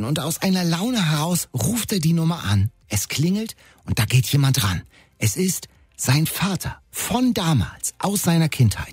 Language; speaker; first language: German; native; German